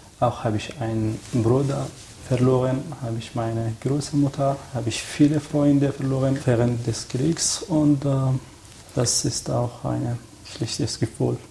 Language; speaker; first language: German; non-native, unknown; Arabic